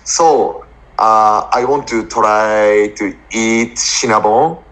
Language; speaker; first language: English; non-native, learner; Japanese